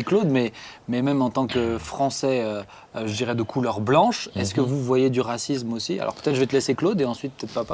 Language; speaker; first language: French; native; French